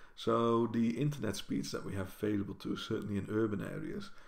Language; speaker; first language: English; non-native, fluent; Dutch